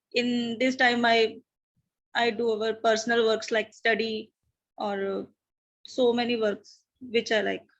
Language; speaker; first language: English; non-native, learner; Hindi